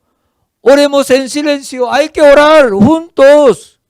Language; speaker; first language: Spanish; non-native, fluent; Korean